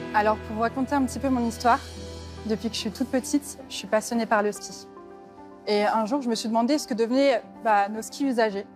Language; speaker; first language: French; native; French